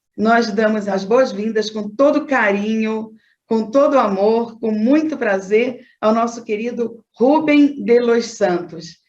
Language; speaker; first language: Portuguese; native; Portuguese